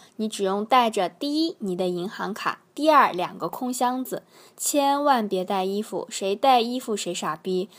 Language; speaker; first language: Chinese; native; Chinese